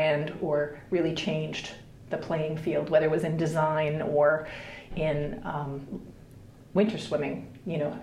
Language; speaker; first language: English; native; English